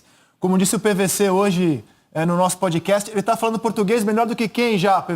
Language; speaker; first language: Portuguese; native; Portuguese